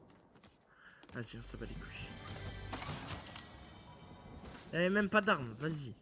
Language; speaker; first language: French; native; French